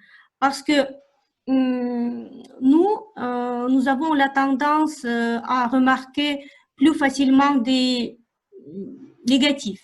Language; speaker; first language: French; non-native, fluent; Russian